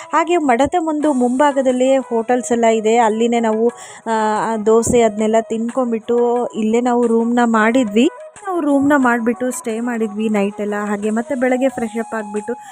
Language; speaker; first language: Kannada; native; Kannada